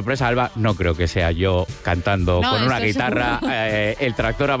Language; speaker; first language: Spanish; native; Spanish